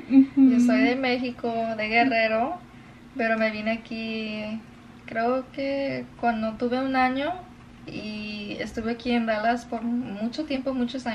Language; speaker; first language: Spanish; early bilingual, other home language; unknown